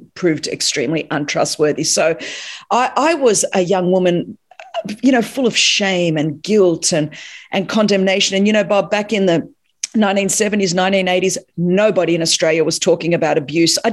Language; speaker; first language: English; non-native, local second language; Greek